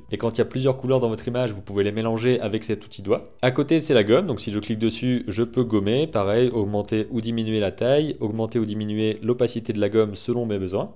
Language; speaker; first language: French; native; French